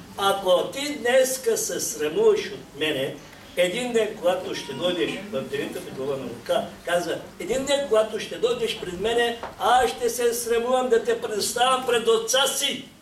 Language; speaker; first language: Bulgarian; non-native, local second language; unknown